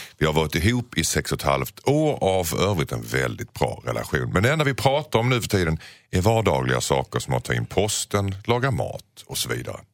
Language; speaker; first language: Swedish; native; Swedish